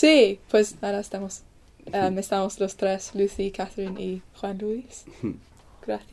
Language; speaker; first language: Spanish; non-native, fluent; English